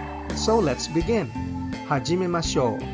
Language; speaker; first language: English; non-native, fluent; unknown